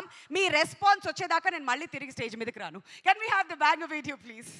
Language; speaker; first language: Telugu; native; Telugu